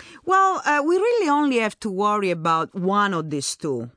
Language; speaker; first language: English; non-native, fluent; Italian